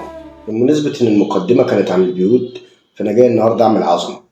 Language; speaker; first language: Arabic; native; Arabic